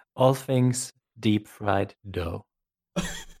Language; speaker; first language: English; non-native, fluent; German